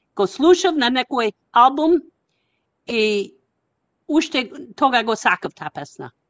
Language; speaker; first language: Macedonian; non-native, fluent; English